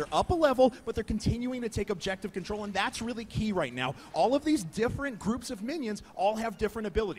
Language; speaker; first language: English; native; English